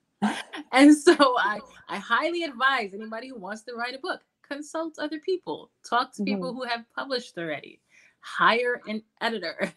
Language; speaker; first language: English; native; English